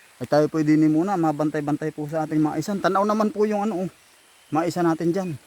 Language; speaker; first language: Filipino; native; Filipino